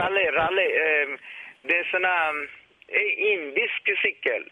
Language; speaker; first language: Swedish; non-native, fluent; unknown